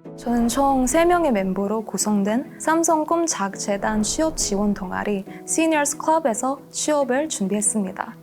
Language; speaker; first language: Korean; non-native, fluent; Indonesian